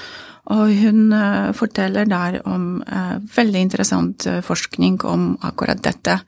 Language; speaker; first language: Norwegian; non-native, fluent; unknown